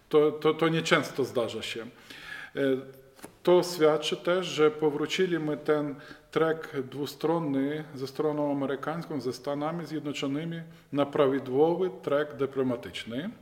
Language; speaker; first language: Polish; non-native, fluent; Ukrainian